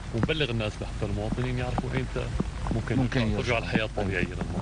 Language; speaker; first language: Arabic; native; Arabic